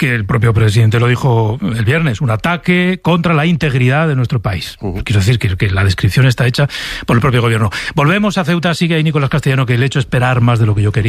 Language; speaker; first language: Spanish; native; Spanish